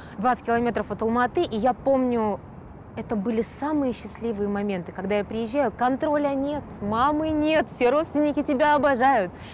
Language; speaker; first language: Russian; native; Russian